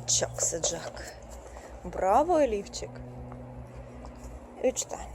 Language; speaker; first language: Turkish; non-native, learner; Russian